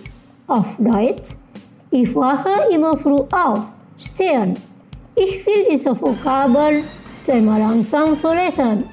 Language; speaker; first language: German; non-native, fluent; Indonesian